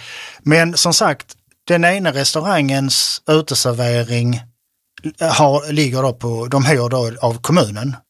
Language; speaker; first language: Swedish; native; Swedish